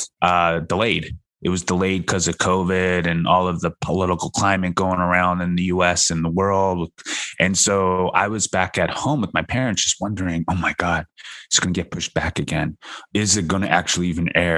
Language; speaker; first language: English; native; English